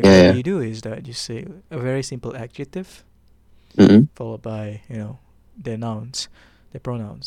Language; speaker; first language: English; non-native, local second language; Malay